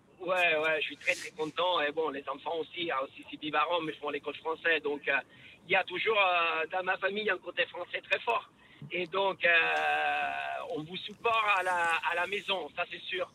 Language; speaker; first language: French; non-native, fluent; Italian